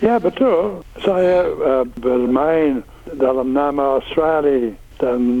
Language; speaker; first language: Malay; non-native, learner; English